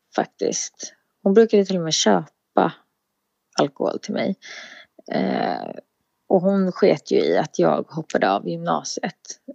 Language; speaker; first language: Swedish; native; Swedish